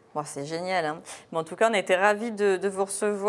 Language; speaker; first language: French; native; French